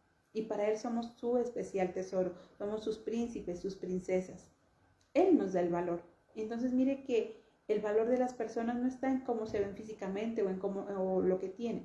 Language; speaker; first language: Spanish; native; Spanish